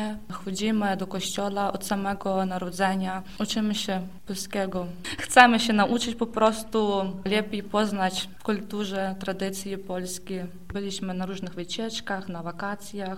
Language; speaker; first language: Polish; non-native, fluent; Ukrainian